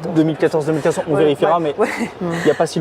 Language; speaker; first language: French; native; French